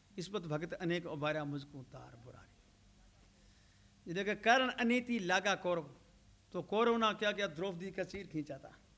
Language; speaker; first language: Hindi; non-native, local second language; Rajasthani